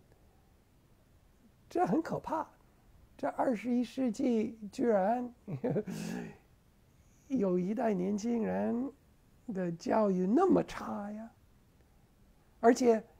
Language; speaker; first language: Chinese; non-native, fluent; English